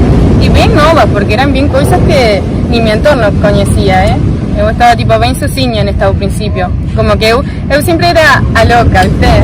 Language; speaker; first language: Portuguese; non-native, learner; Spanish